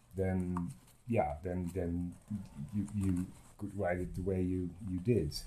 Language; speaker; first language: English; non-native, fluent; Dutch